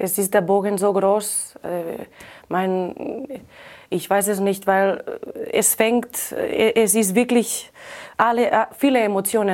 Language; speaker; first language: German; non-native, fluent; Catalan